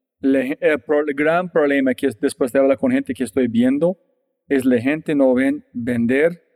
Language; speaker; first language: Spanish; non-native, fluent; English